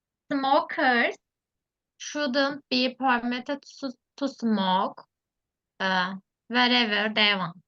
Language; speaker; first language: English; non-native, learner; Turkish